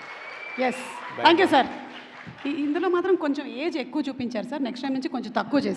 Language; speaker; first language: Telugu; native; Telugu